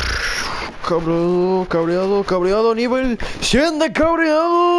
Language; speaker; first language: Spanish; non-native, learner; English